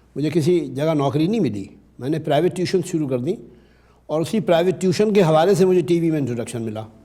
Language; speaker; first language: Urdu; native; Urdu